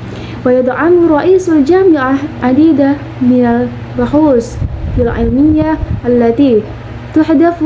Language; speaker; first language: Arabic; non-native, learner; Indonesian